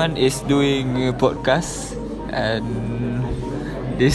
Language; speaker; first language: English; non-native, local second language; Malay